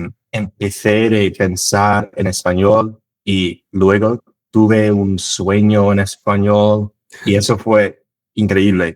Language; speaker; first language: Spanish; non-native, fluent; English